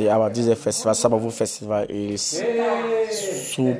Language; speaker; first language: German; non-native, learner; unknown